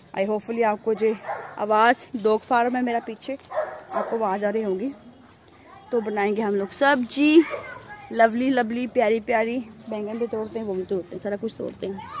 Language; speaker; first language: Hindi; non-native, local second language; Punjabi